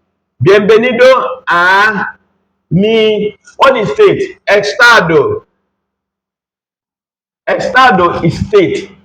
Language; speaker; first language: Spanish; non-native, learner; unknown